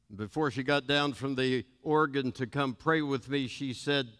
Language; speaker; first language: English; native; English